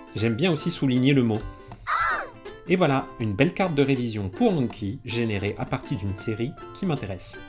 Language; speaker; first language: French; native; French